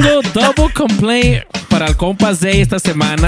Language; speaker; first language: Spanish; early bilingual, other home language; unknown